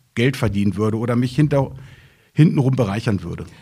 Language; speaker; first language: German; native; German